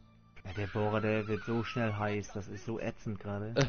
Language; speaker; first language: German; native; German